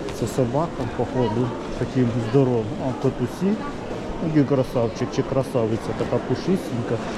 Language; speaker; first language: Ukrainian; native; Ukrainian